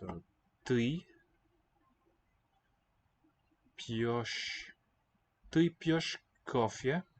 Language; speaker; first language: Russian; non-native, learner; English